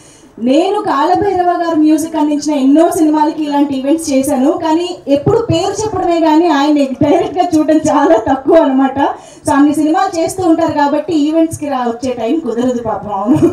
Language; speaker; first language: Telugu; native; Telugu